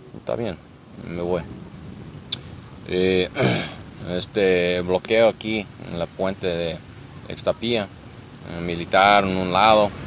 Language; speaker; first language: Spanish; non-native, learner; English